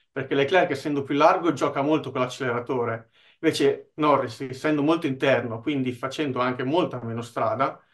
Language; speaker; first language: Italian; native; Italian